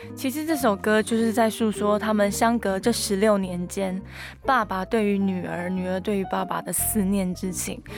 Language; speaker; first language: Chinese; non-native, local second language; Hakka Chinese